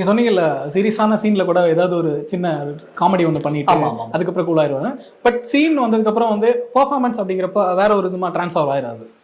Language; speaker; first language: Tamil; native; Tamil